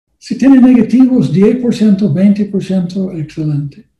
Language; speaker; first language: Spanish; non-native, learner; English